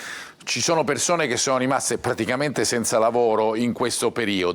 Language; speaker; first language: Italian; native; Italian